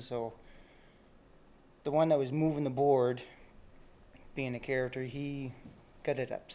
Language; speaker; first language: English; native; English